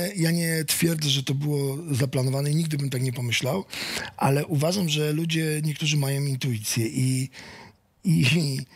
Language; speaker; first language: Polish; native; Polish